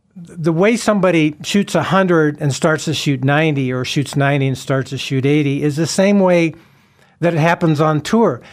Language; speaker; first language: English; native; English